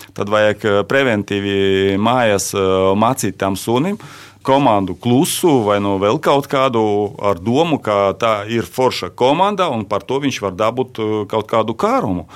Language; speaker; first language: Latvian; non-native, local second language; Russian